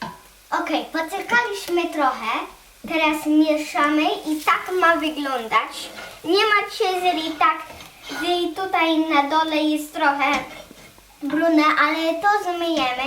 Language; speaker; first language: Polish; early bilingual, heritage; Polish